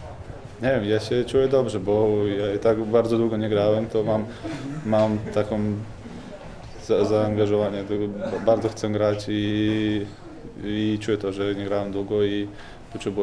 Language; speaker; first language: Polish; non-native, fluent; Latvian